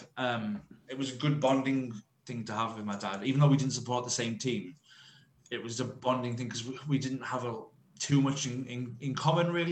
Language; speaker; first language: English; native; English